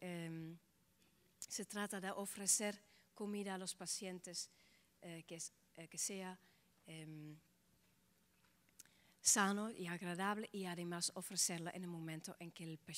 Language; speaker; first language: Spanish; non-native, fluent; Dutch